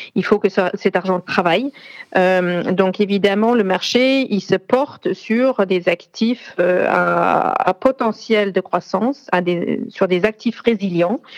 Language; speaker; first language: French; non-native, fluent; German